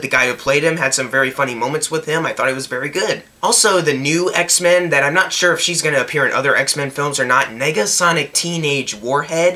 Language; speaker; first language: English; native; English